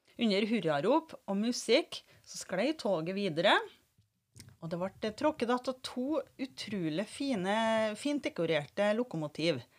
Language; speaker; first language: Norwegian; native; Norwegian